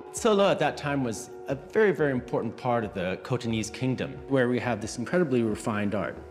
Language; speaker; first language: English; native; English